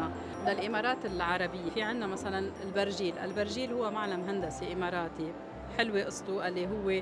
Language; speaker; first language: Arabic; native; Arabic